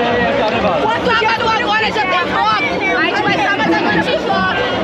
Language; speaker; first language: Portuguese; native; Portuguese